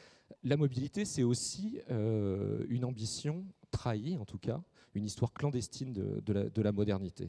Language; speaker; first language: French; native; French